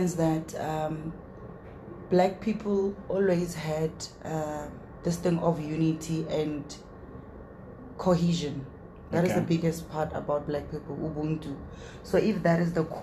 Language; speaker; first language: English; non-native, local second language; Tswana